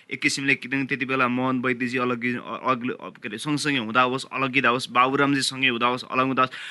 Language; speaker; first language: Nepali; native; Nepali